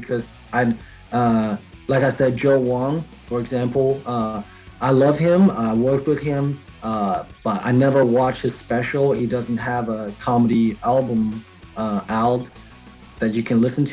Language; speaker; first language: English; non-native, fluent; Chinese